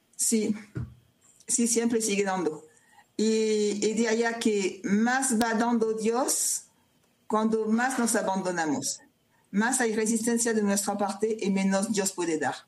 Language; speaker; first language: Spanish; non-native, fluent; French